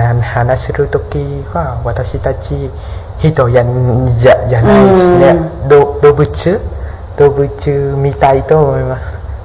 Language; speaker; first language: Japanese; non-native, learner; Vietnamese